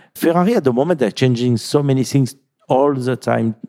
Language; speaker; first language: English; non-native, fluent; French